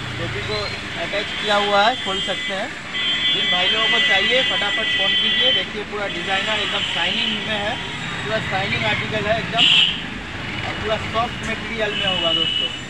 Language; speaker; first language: Hindi; non-native, local second language; Bangla